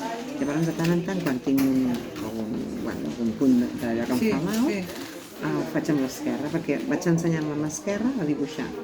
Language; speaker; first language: Catalan; native; Catalan